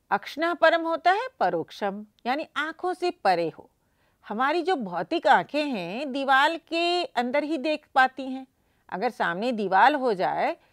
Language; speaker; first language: Hindi; native; Hindi